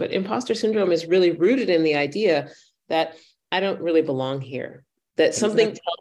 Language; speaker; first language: English; native; English